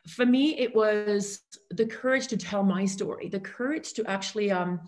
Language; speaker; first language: English; non-native, fluent; German